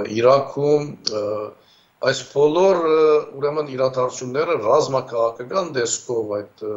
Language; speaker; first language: Armenian; early bilingual, heritage; Armenian